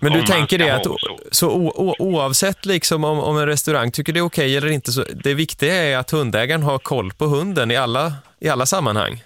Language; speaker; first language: Swedish; native; Swedish